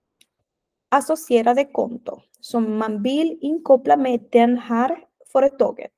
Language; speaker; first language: Swedish; non-native, fluent; Spanish